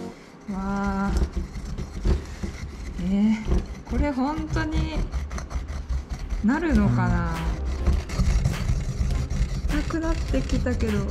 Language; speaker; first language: Japanese; native; Japanese